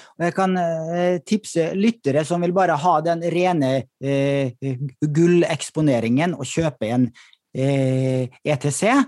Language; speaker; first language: Swedish; native; Swedish